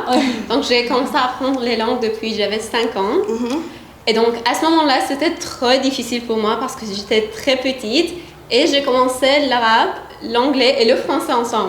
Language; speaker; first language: French; non-native, fluent; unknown